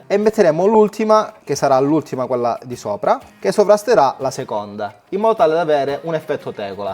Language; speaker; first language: Italian; native; Italian